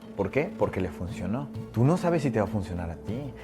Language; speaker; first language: Spanish; native; Spanish